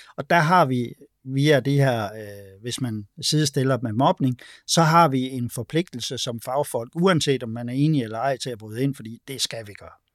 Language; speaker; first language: Danish; native; Danish